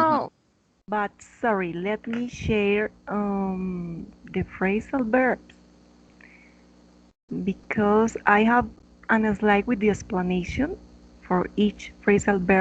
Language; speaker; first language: English; non-native, learner; Spanish